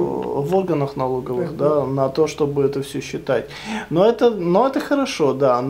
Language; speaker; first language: Russian; native; Russian